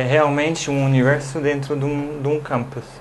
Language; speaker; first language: Portuguese; non-native, fluent; English